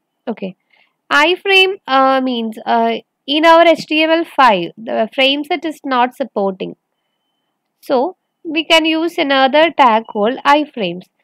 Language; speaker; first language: English; non-native, local second language; Malayalam